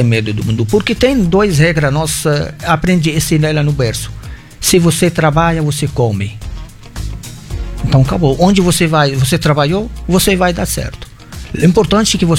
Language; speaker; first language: Portuguese; non-native, fluent; Arabic